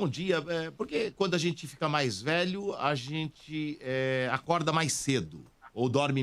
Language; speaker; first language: Portuguese; native; Portuguese